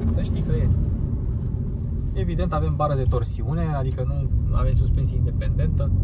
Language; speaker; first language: Romanian; native; Romanian